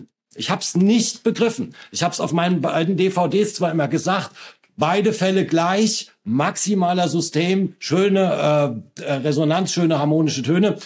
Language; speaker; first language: German; native; German